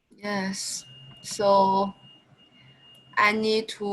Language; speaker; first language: English; non-native, learner; Chinese